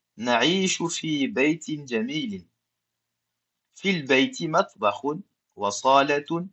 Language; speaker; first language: Arabic; non-native, fluent; French